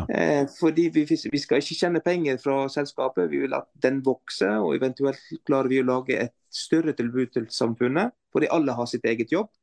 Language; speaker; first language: Norwegian; non-native, fluent; Arabic